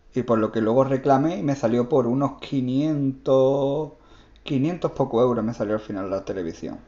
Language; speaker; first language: Spanish; native; Spanish